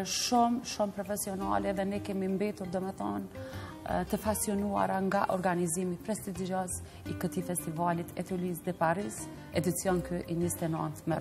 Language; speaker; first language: Albanian; native; Albanian